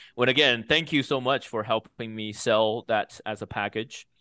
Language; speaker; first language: English; early bilingual, other home language; Chinese